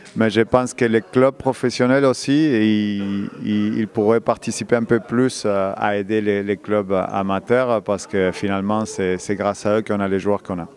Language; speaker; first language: French; non-native, fluent; Spanish